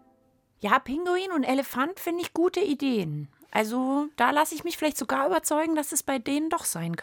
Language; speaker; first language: German; native; German